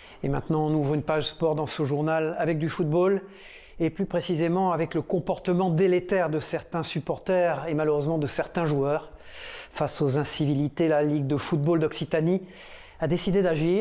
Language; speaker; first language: French; native; French